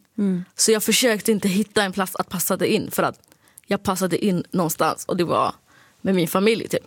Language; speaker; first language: Swedish; early bilingual, other home language; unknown